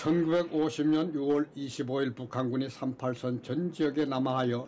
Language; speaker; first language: Korean; native; Korean